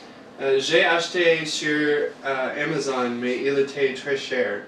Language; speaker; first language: French; non-native, learner; English